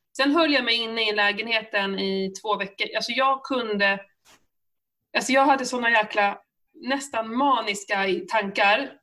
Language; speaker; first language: Swedish; native; Swedish